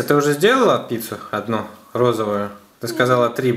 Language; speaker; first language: Russian; native; Russian